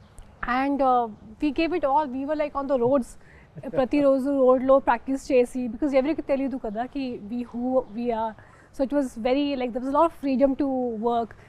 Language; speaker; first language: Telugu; non-native, fluent; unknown